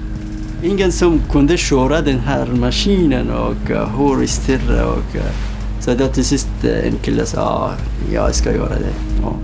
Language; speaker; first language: Swedish; non-native, learner; Persian